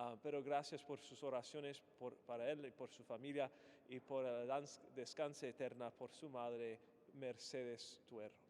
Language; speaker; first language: Spanish; non-native, fluent; English